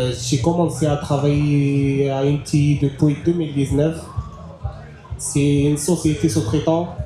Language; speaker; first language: French; non-native, learner; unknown